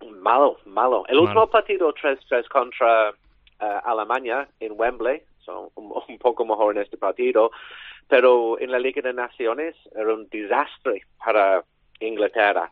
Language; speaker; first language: Spanish; non-native, learner; English